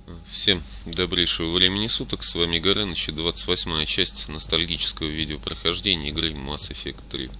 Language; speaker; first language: Russian; native; Russian